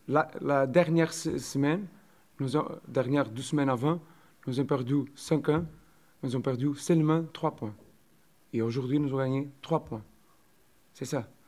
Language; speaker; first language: French; non-native, learner; Portuguese